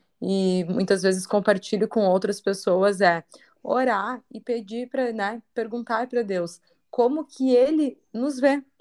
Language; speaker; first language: Portuguese; native; Portuguese